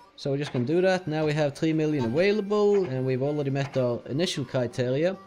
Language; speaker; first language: English; non-native, fluent; Norwegian